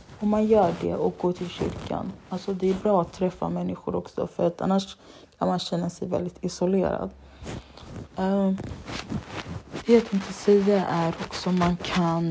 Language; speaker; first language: Swedish; early bilingual, other home language; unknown